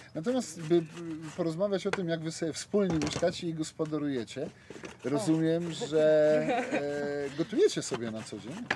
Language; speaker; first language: Polish; native; Polish